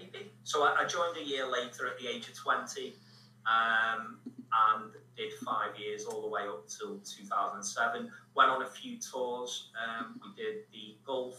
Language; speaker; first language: English; native; English